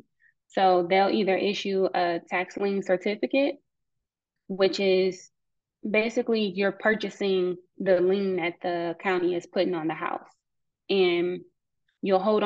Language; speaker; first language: English; native; English